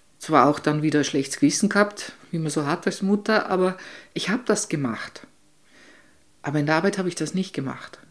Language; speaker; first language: German; native; German